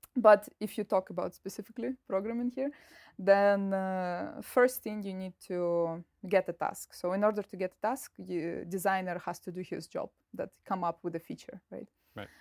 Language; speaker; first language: English; non-native, fluent; Russian